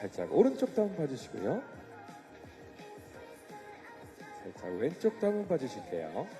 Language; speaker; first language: Korean; native; Korean